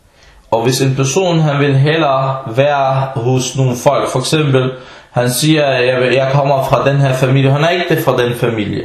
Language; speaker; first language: Danish; non-native, fluent; Arabic